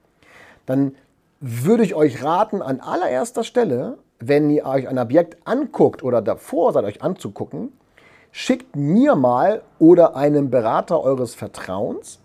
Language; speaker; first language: German; native; German